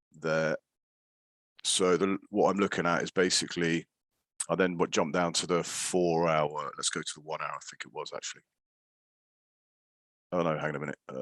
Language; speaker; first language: English; native; English